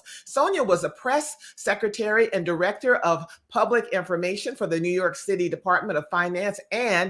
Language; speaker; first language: English; native; English